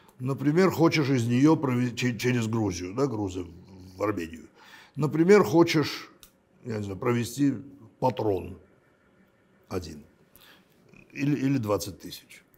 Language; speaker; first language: Russian; non-native, local second language; Armenian